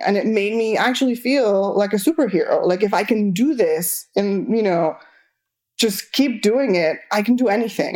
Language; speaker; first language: English; non-native, fluent; Spanish